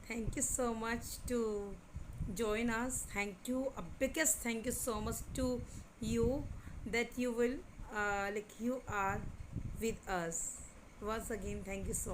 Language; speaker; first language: English; non-native, local second language; Hindi